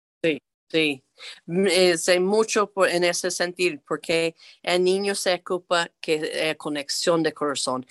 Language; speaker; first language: Spanish; non-native, fluent; English